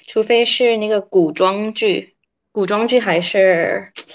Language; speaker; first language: Chinese; early bilingual, heritage; Chinese